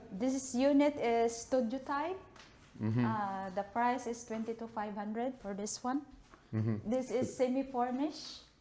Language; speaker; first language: English; non-native, local second language; Cebuano